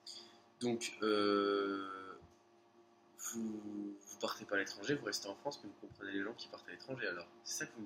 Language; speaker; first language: French; native; French